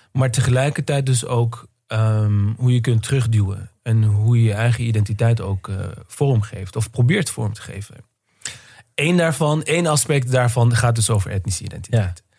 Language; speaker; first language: Dutch; early bilingual, other home language; Turkish